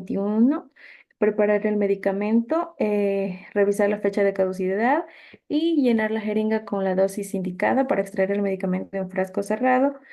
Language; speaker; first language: Spanish; native; Spanish